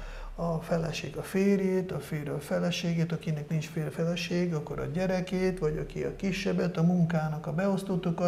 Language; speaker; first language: Hungarian; non-native, fluent; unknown